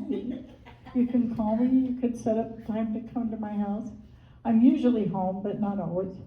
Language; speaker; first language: English; native; English